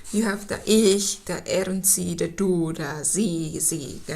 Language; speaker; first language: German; non-native, learner; Filipino